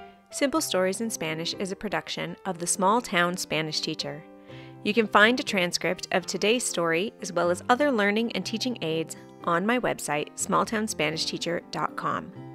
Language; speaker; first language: English; native; English